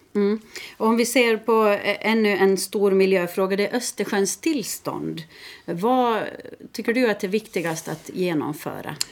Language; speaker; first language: Swedish; native; Swedish